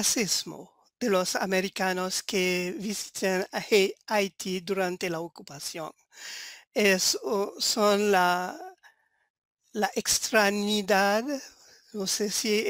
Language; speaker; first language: Spanish; non-native, fluent; French